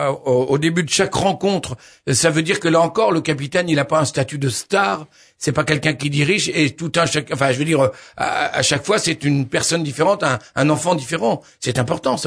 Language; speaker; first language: French; native; French